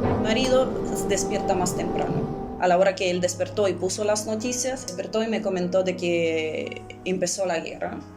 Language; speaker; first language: Spanish; early bilingual, other home language; Russian